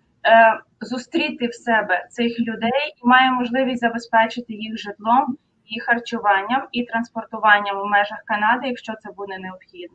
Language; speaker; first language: Ukrainian; native; Ukrainian